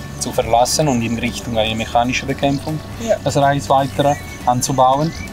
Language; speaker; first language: German; non-native, local second language; Italian